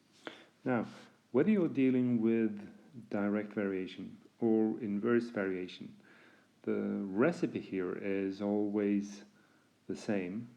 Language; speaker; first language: English; non-native, fluent; Norwegian